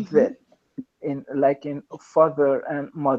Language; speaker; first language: English; non-native, learner; Persian